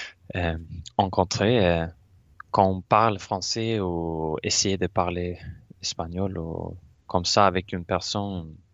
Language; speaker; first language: French; non-native, learner; Swedish